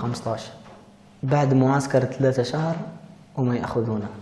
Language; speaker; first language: Arabic; early bilingual, heritage; Arabic